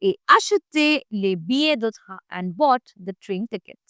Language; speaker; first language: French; non-native, fluent; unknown